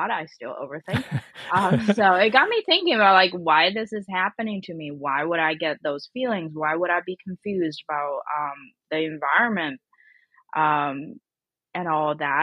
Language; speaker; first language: English; non-native, fluent; Chinese